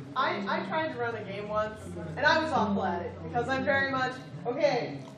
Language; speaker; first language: English; native; English